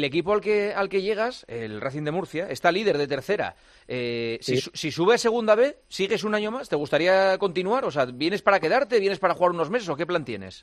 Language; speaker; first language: Spanish; native; Spanish